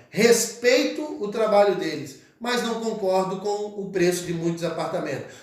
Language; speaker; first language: Portuguese; native; Portuguese